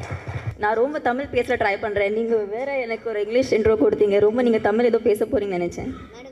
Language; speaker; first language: Tamil; non-native, fluent; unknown